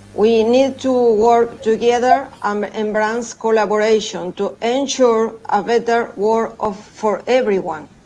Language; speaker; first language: English; non-native, learner; Spanish